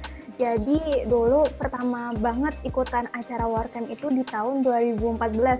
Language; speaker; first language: Indonesian; native; Indonesian